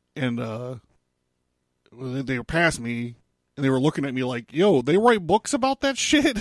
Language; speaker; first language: English; native; English